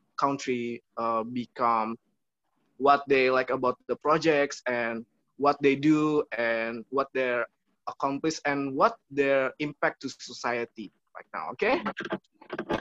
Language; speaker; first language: English; non-native, learner; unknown